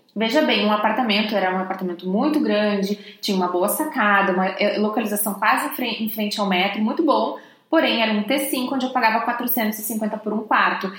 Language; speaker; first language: Portuguese; native; Portuguese